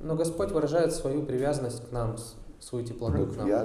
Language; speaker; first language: Russian; native; Russian